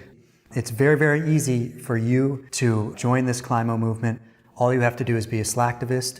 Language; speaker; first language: English; native; English